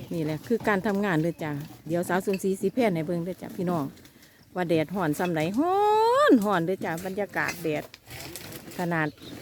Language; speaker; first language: Thai; native; Thai